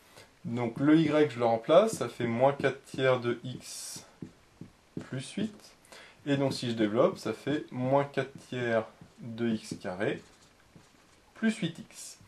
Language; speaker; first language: French; native; French